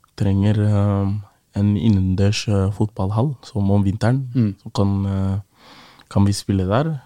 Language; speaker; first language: Norwegian; early bilingual, other home language; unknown